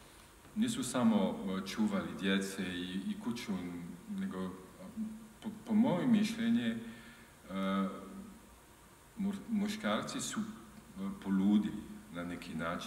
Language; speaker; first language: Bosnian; non-native, learner; French